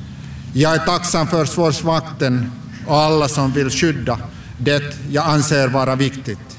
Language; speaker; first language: Swedish; non-native, local second language; Finnish